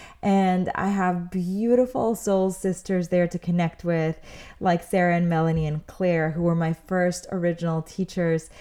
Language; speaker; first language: English; early bilingual, other home language; Spanish